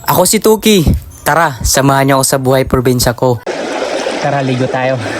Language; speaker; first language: Filipino; non-native, local second language; Cebuano